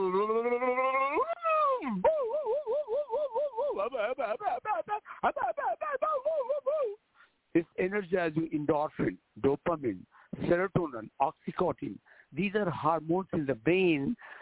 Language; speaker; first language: English; non-native, local second language; Hindi